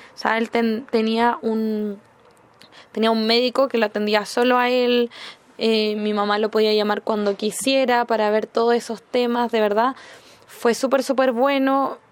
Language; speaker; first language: Spanish; native; Spanish